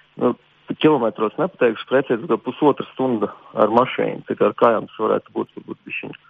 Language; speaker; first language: Latvian; non-native, fluent; Armenian